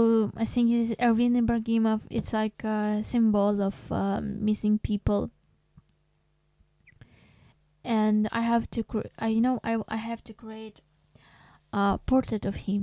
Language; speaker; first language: English; non-native, learner; Crimean Tatar